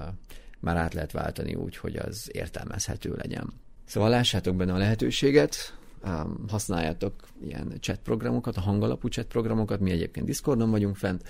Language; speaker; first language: Hungarian; native; Hungarian